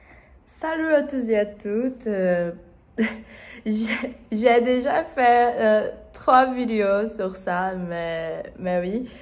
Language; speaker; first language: French; non-native, learner; Portuguese